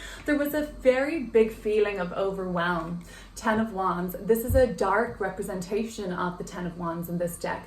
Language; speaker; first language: English; native; English